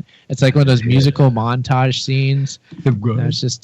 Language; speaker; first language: English; native; English